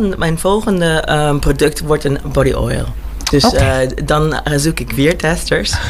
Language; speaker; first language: Dutch; early bilingual, heritage; Dutch